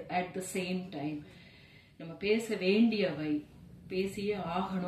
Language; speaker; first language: Tamil; native; Tamil